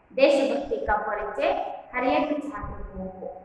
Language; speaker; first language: Hindi; non-native, local second language; Kannada